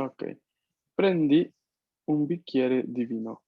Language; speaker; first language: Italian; non-native, fluent; Spanish